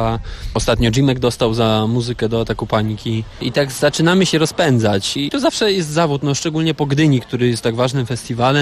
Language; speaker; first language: Polish; native; Polish